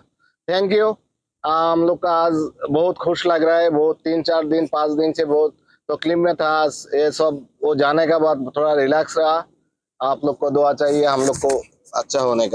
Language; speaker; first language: Hindi; non-native, learner; Bangla